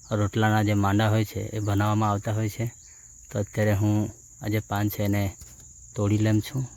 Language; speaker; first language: Gujarati; non-native, local second language; Vasavi